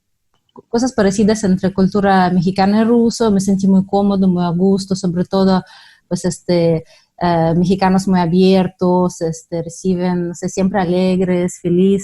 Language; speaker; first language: Spanish; non-native, fluent; Russian